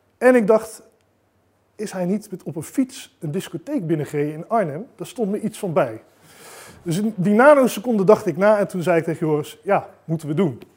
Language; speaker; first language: Dutch; native; Dutch